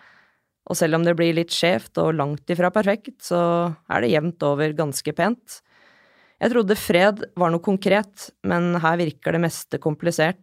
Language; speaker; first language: Norwegian; early bilingual, other home language; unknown